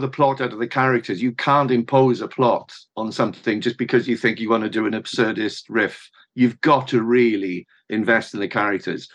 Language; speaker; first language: English; native; English